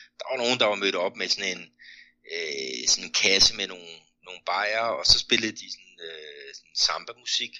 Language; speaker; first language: Danish; native; Danish